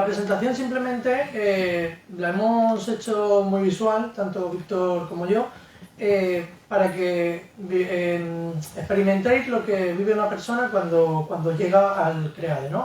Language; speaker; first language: Spanish; native; Spanish